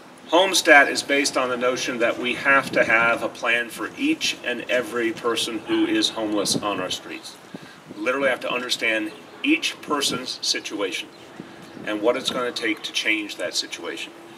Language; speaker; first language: English; native; English